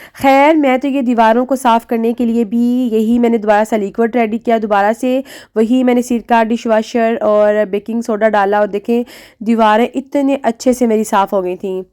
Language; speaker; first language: Urdu; native; Urdu